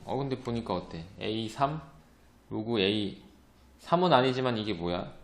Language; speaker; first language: Korean; native; Korean